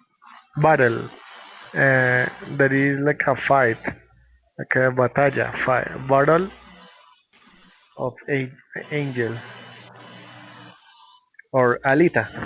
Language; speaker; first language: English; non-native, learner; Spanish